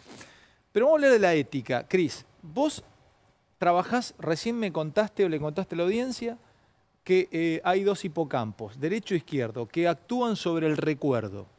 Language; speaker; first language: Spanish; native; Spanish